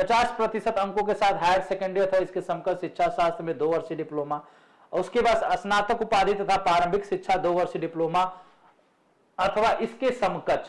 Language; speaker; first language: Hindi; native; Hindi